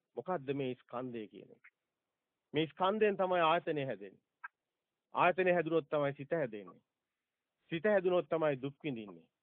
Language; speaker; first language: Sinhala; native; Sinhala